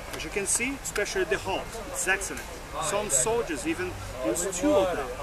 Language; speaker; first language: English; non-native, fluent; Portuguese